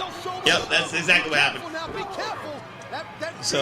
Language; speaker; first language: English; native; English